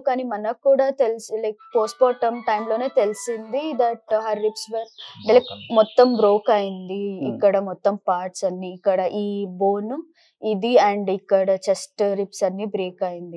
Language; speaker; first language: Telugu; native; Telugu